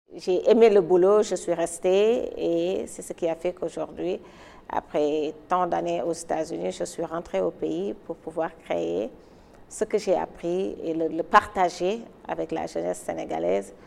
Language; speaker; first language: French; non-native, local second language; Wolof